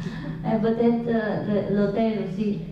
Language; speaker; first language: French; non-native, learner; Vietnamese